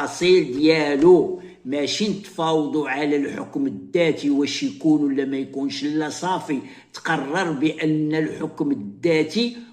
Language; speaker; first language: Arabic; native; Arabic